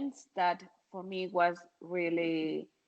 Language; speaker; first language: English; non-native, fluent; Spanish